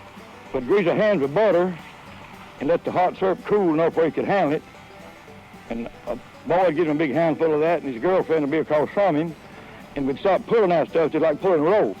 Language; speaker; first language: English; native; English